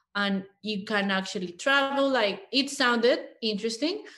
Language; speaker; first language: English; non-native, fluent; Spanish